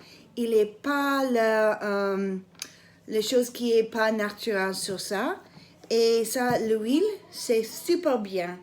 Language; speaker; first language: French; non-native, learner; English